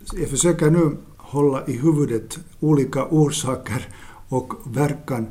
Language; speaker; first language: Swedish; native; Swedish